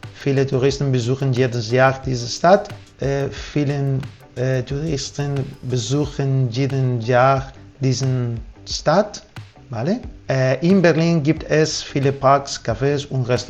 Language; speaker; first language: German; non-native, fluent; Spanish